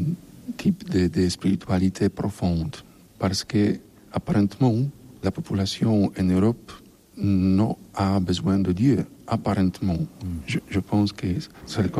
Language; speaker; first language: French; non-native, learner; Polish